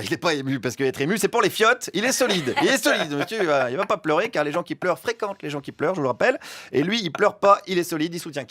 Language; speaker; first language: French; native; French